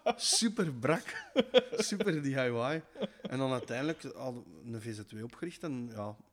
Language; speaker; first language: Dutch; native; Dutch